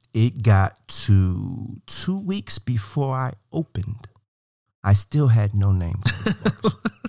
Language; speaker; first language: English; native; English